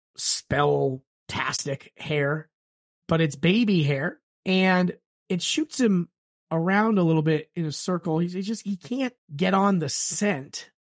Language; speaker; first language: English; native; English